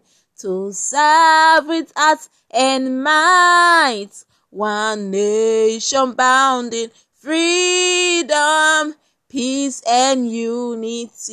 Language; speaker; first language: English; non-native, local second language; Esan